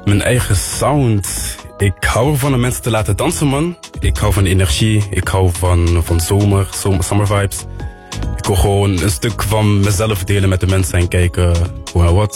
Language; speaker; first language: Dutch; non-native, local second language; French